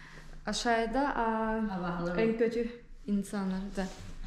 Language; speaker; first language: Turkish; non-native, learner; Yakut